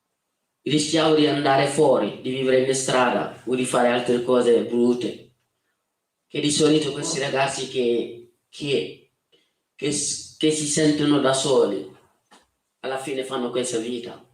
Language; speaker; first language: Italian; non-native, fluent; Wolof